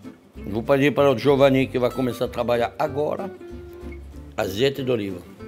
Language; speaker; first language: Portuguese; non-native, fluent; French